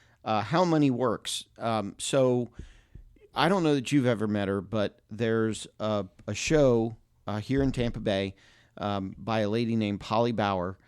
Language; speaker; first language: English; native; English